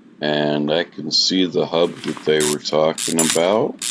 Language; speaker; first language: English; native; English